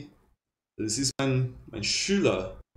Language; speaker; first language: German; non-native, fluent; Portuguese